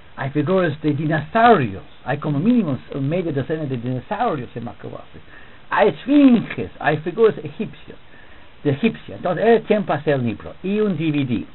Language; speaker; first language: Spanish; non-native, fluent; English